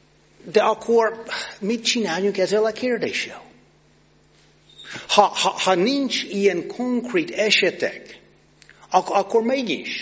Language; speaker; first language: Hungarian; non-native, fluent; English